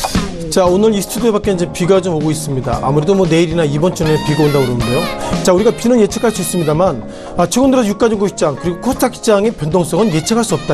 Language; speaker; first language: Korean; native; Korean